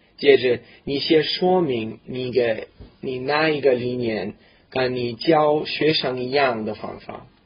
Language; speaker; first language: Chinese; non-native, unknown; English